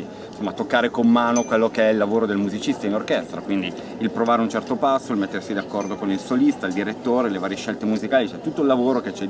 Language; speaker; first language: Italian; native; Italian